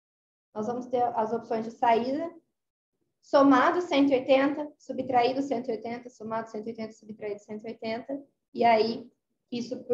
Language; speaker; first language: Portuguese; native; Portuguese